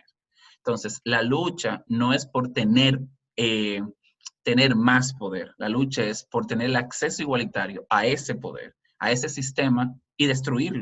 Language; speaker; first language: Spanish; native; Spanish